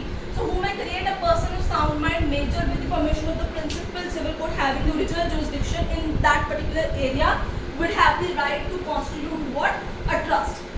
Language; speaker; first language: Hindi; native; Hindi